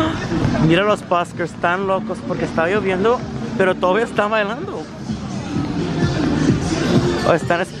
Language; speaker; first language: Spanish; native; Spanish